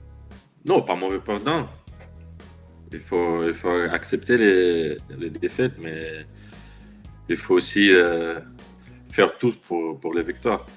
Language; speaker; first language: French; non-native, learner; Russian